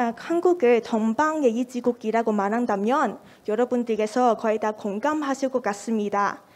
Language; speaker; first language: Korean; non-native, fluent; Cantonese